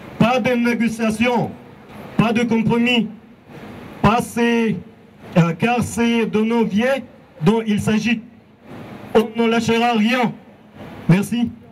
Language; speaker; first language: French; non-native, learner; Russian